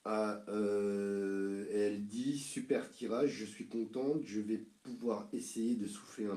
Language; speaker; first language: French; native; French